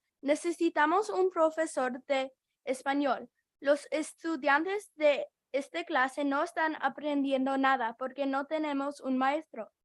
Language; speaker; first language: Spanish; non-native, learner; English